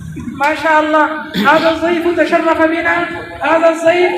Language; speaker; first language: Arabic; non-native, learner; Urdu